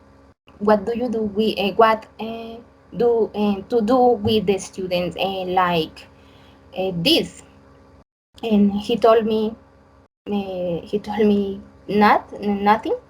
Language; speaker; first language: English; non-native, learner; Spanish